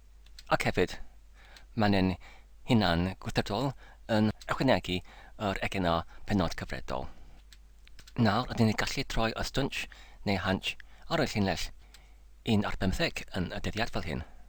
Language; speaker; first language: Welsh; non-native, fluent; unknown